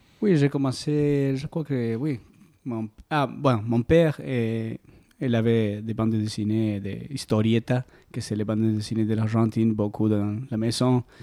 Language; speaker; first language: French; non-native, learner; Spanish